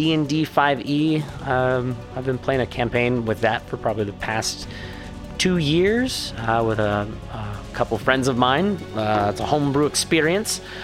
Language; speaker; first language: English; native; English